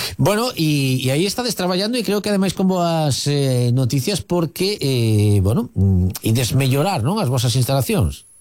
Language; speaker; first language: Galician; native; Galician